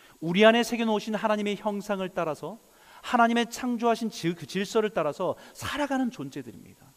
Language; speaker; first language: Korean; native; Korean